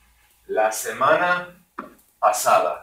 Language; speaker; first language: Spanish; non-native, fluent; English